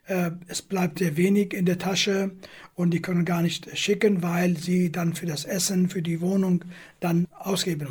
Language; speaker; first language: German; non-native, fluent; Kurdish